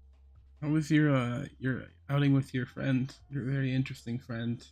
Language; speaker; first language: English; native; English